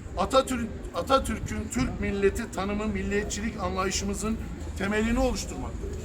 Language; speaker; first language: Turkish; early bilingual, heritage; Turkish